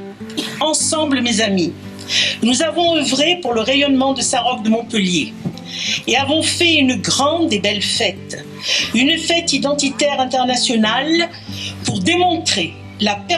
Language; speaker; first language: French; native; French